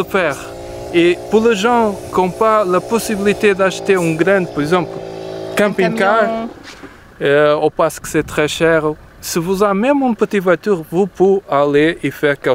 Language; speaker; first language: French; non-native, learner; Portuguese